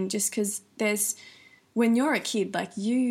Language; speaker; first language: English; native; English